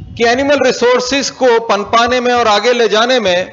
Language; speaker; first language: Hindi; native; Hindi